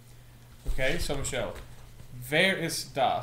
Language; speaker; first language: German; non-native, learner; English